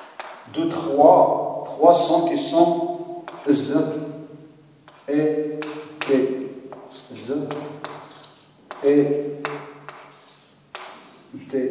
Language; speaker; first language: French; non-native, local second language; Arabic